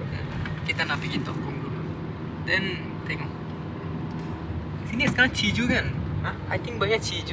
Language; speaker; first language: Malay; non-native, learner; Bangla